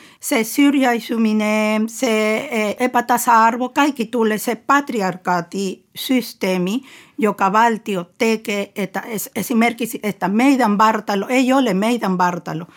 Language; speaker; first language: Finnish; non-native, fluent; Spanish